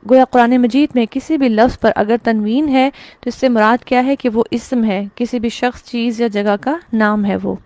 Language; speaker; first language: Urdu; native; Urdu